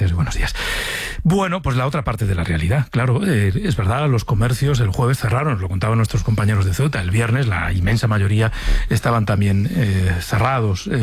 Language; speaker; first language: Spanish; native; Spanish